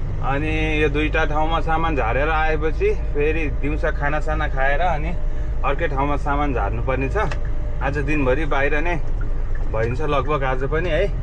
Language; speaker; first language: Nepali; native; Nepali